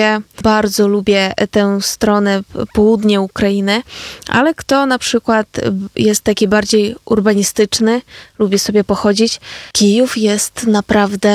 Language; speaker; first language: Polish; non-native, fluent; Ukrainian